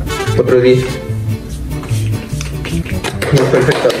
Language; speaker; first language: Spanish; native; Spanish